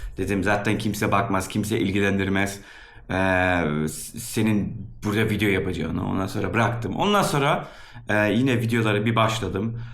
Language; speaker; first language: Turkish; early bilingual, heritage; Turkish